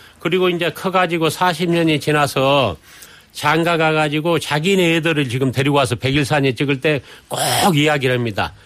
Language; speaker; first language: Korean; native; Korean